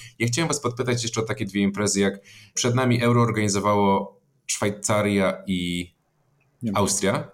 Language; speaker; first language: Polish; native; Polish